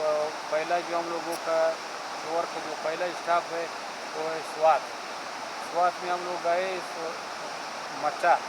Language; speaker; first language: Hindi; non-native, local second language; Pashto